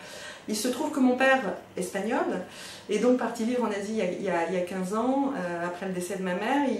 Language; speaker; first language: French; native; French